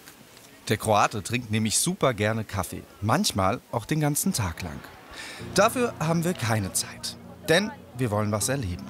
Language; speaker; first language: German; early bilingual, other home language; Croatian